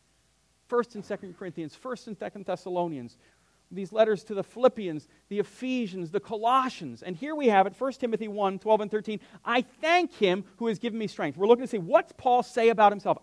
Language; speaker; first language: English; native; English